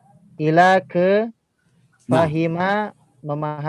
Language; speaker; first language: Indonesian; native; Indonesian